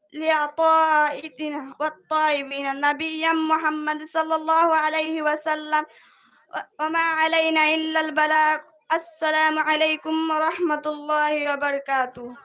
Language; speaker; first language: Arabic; non-native, learner; Bangla